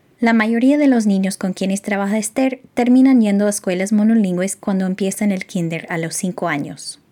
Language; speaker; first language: Spanish; non-native, fluent; English